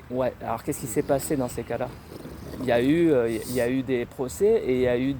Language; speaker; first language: French; native; French